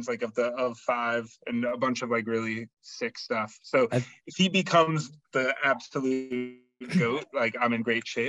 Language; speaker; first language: English; native; English